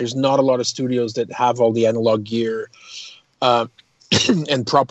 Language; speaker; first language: English; early bilingual, other home language; Portuguese